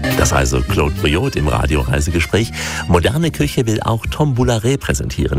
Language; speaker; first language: German; native; German